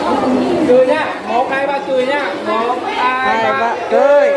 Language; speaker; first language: Vietnamese; native; Vietnamese